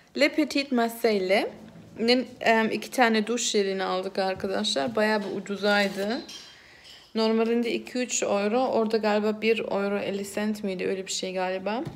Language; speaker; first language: Turkish; early bilingual, heritage; Turkish